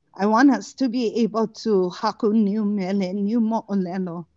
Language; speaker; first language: English; native; English